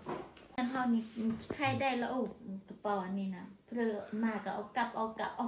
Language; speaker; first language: Chinese; non-native, fluent; Lao